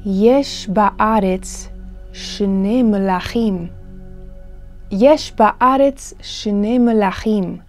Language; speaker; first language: Hebrew; non-native, fluent; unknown